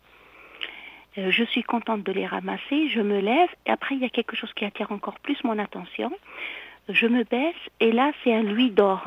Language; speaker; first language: French; non-native, local second language; Arabic